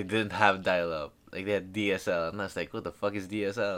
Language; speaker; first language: English; non-native, local second language; Filipino